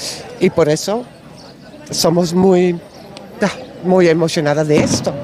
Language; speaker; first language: Spanish; non-native, learner; Dutch